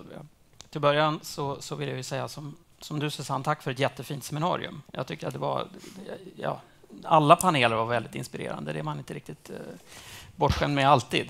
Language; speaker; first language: Swedish; native; Swedish